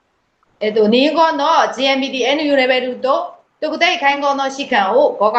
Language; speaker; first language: Japanese; non-native, learner; Burmese